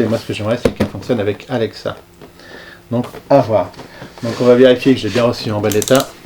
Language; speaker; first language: French; native; French